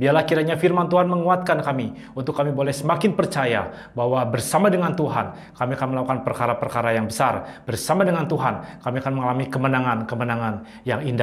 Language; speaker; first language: Indonesian; native; Indonesian